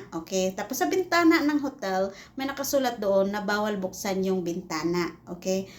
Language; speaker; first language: Filipino; non-native, local second language; Cebuano